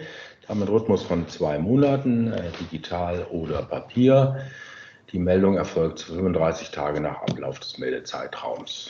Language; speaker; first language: German; native; German